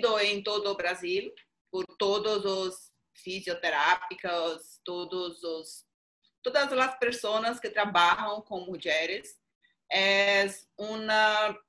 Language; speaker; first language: Spanish; non-native, learner; Portuguese